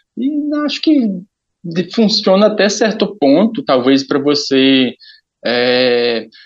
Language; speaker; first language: Portuguese; native; Portuguese